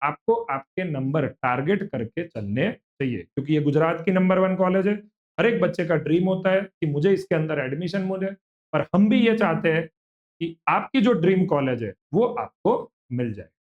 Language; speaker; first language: Hindi; non-native, local second language; Gujarati